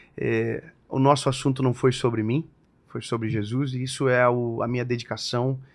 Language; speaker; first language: Portuguese; native; Portuguese